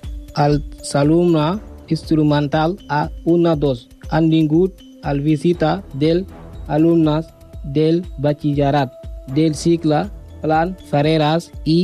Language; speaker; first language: Catalan; non-native, learner; Spanish